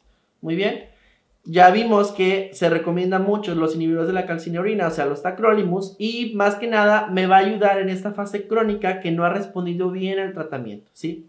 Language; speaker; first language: Spanish; native; Spanish